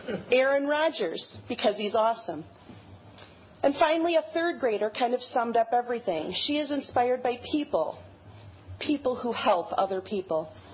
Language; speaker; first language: English; native; English